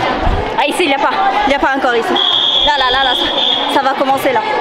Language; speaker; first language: French; early bilingual, other home language; Filipino